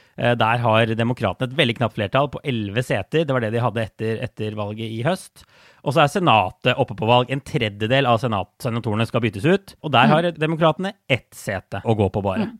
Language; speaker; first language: Norwegian; native; Norwegian